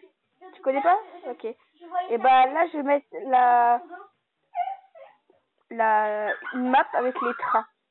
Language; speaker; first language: French; native; French